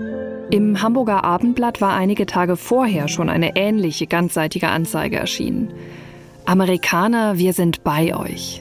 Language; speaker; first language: German; native; German